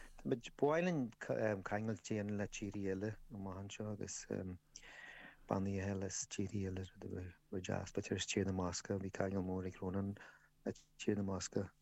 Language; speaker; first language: Irish; native; Irish